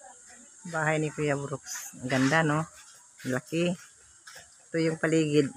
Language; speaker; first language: Filipino; non-native, local second language; Cebuano